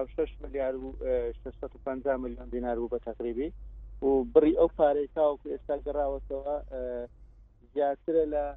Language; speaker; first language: Central Kurdish; non-native, local second language; Kurdish